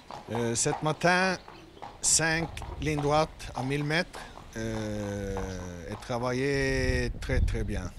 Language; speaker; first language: French; non-native, learner; Swedish